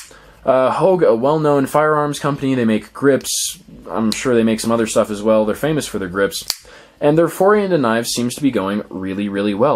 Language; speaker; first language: English; native; English